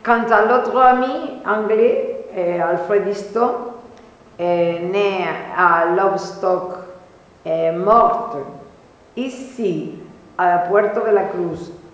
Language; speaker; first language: French; non-native, fluent; Spanish